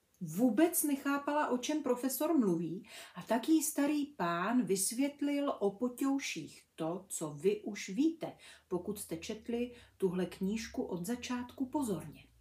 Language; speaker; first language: Czech; native; Czech